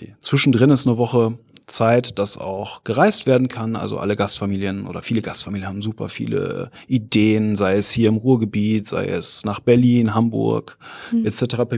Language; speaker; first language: German; native; German